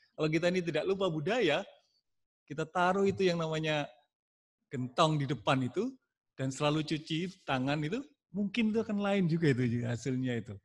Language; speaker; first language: Indonesian; non-native, local second language; Javanese